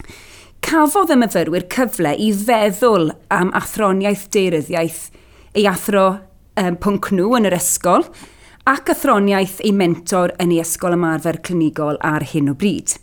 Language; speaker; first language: Welsh; native; Welsh